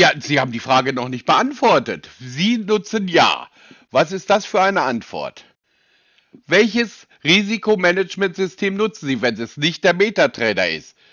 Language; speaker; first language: German; native; German